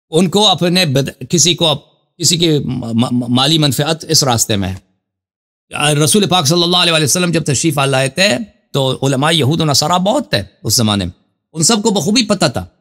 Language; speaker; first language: Urdu; non-native, fluent; Persian